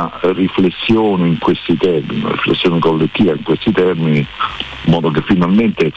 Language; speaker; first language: Italian; native; Italian